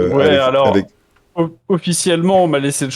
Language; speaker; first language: French; native; French